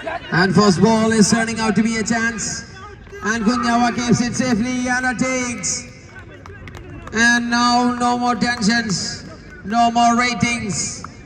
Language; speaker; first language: English; non-native, local second language; Malayalam